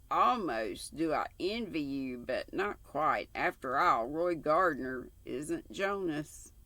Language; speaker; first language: English; native; English